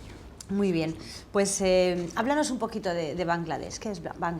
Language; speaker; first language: Spanish; native; Spanish